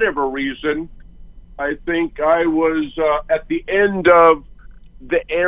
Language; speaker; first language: English; native; English